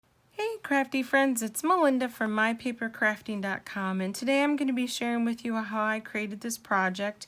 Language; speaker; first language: English; native; English